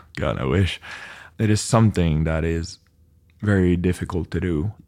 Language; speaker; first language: English; non-native, fluent; French